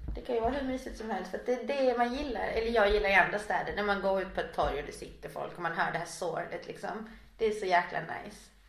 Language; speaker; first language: Swedish; native; Swedish